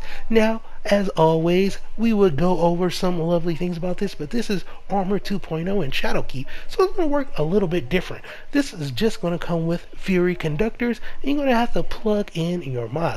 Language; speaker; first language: English; native; English